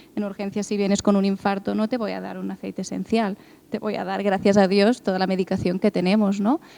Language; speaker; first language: Spanish; native; Spanish